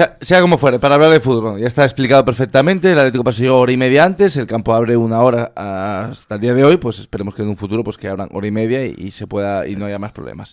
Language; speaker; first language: Spanish; native; Spanish